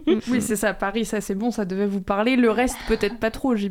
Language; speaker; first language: French; native; French